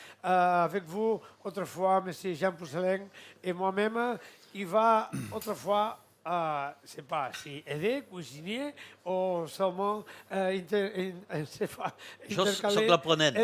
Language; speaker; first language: French; non-native, fluent; Catalan